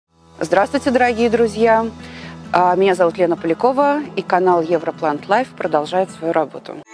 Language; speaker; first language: Russian; native; Russian